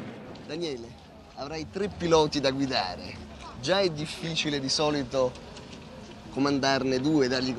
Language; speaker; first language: Italian; native; Italian